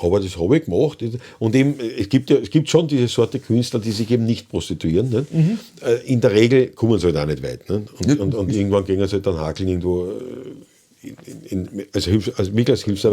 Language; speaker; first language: German; native; German